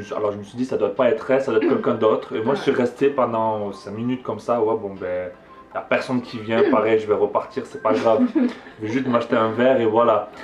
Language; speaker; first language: French; native; French